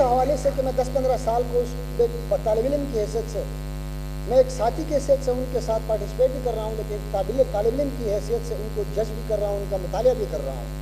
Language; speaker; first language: Urdu; non-native, local second language; Northern Hindko